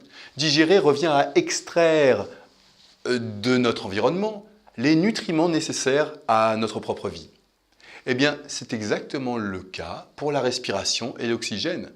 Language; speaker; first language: French; native; French